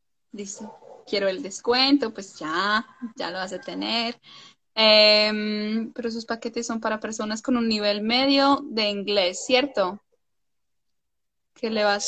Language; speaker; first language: Spanish; non-native, fluent; English